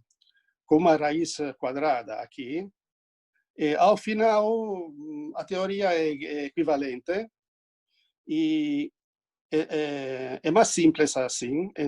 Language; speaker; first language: Portuguese; non-native, fluent; Italian